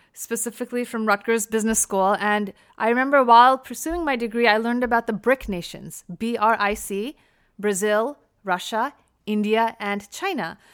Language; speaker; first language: English; native; English